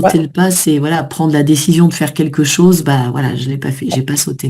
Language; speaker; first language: French; native; French